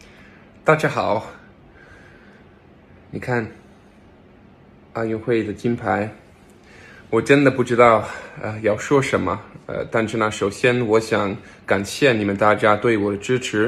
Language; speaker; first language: Chinese; non-native, fluent; Danish